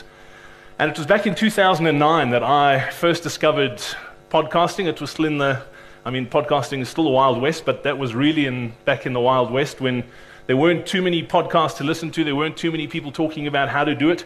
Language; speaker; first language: English; native; English